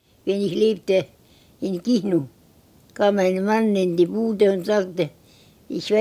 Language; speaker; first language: German; non-native, learner; Estonian